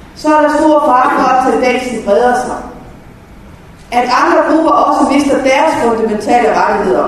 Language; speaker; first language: Danish; native; Danish